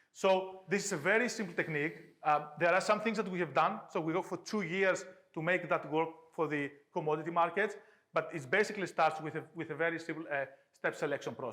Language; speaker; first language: English; non-native, fluent; Greek